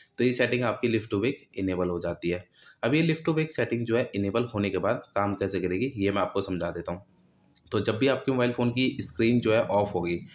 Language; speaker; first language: Hindi; native; Hindi